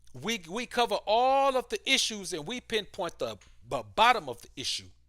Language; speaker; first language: English; native; English